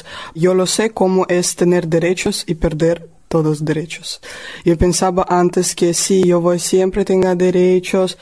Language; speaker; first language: Spanish; non-native, learner; Russian